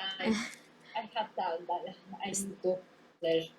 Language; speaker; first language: English; non-native, learner; Spanish